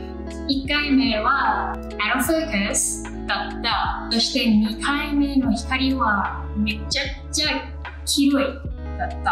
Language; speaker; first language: Japanese; non-native, learner; English